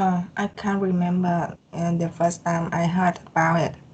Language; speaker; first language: English; non-native, learner; Vietnamese